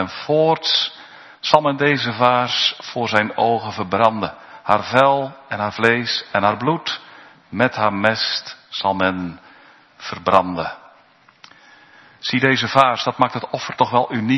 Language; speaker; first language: Dutch; native; Dutch